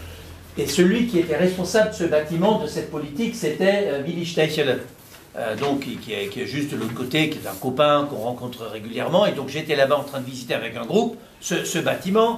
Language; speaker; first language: French; native; French